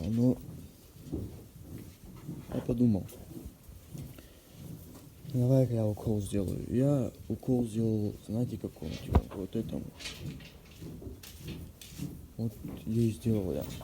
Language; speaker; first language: Russian; non-native, local second language; Ossetic